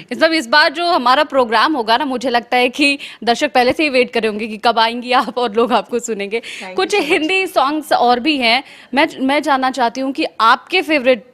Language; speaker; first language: Hindi; native; Hindi